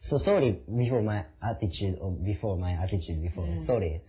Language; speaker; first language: English; non-native, learner; Japanese